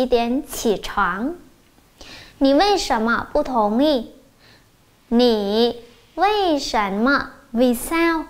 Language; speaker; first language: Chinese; non-native, fluent; Vietnamese